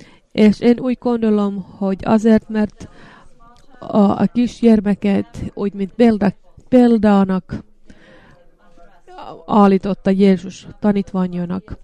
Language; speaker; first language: Hungarian; non-native, learner; Finnish